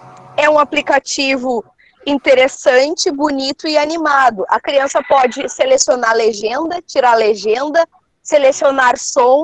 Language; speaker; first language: Portuguese; native; Portuguese